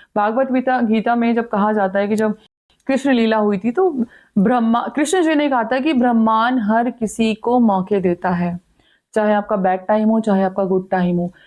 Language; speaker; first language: Hindi; native; Hindi